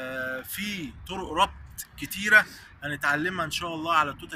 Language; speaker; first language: Arabic; native; Arabic